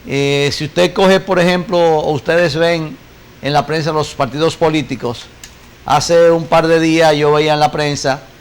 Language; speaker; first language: Spanish; native; Spanish